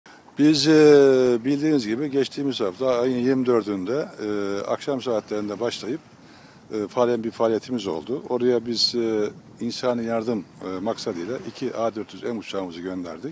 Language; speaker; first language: Turkish; native; Turkish